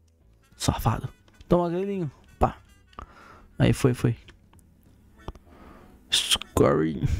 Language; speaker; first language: Portuguese; native; Portuguese